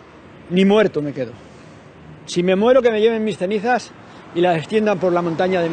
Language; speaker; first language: Spanish; native; Spanish